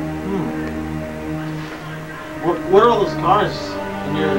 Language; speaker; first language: English; native; English